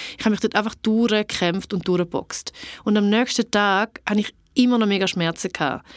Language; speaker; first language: German; early bilingual, other home language; Albanian